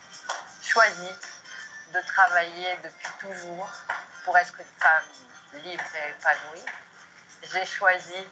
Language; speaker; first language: French; non-native, local second language; Malagasy